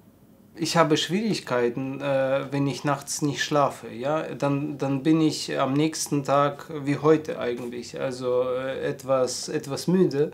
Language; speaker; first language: German; non-native, fluent; Russian